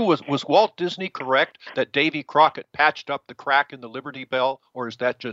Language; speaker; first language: English; native; English